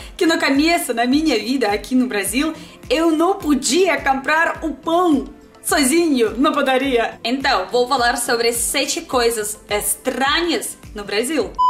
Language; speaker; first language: Portuguese; non-native, learner; Russian